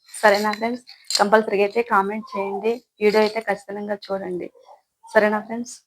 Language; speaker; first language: Telugu; non-native, local second language; Lambadi